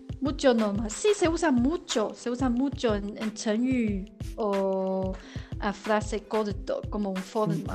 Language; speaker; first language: Spanish; non-native, learner; Chinese